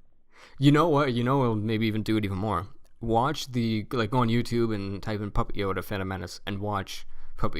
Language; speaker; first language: English; native; English